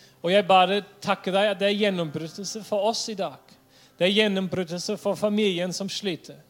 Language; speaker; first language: Norwegian; non-native, fluent; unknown